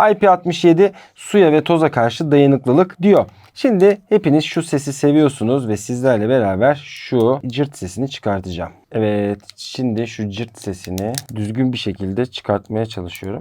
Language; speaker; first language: Turkish; native; Turkish